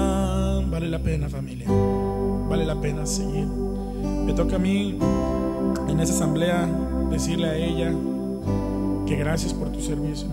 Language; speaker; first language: Spanish; native; Spanish